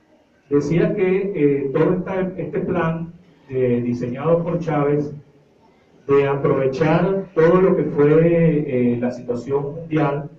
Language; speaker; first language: Spanish; native; Spanish